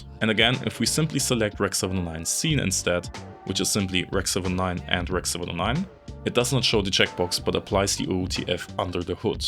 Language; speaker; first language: English; non-native, fluent; German